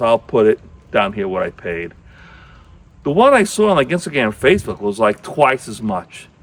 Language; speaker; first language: English; native; English